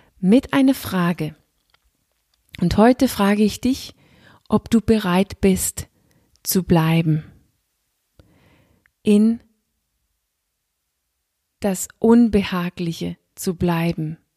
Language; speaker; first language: German; non-native, fluent; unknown